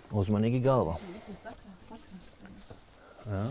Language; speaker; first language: Latvian; non-native, learner; German